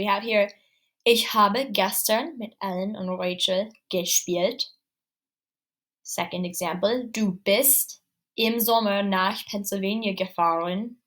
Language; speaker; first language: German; non-native, fluent; English